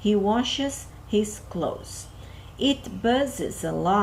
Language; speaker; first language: English; non-native, fluent; Portuguese